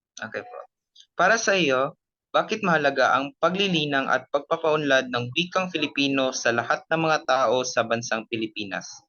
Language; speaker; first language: Filipino; non-native, local second language; Cebuano